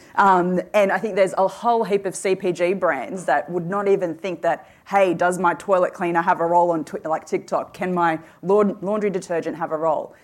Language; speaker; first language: English; early bilingual, other home language; Hindi